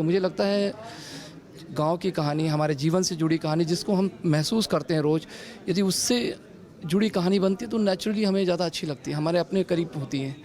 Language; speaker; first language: Hindi; native; Hindi